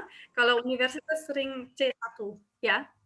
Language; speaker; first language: Indonesian; non-native, fluent; German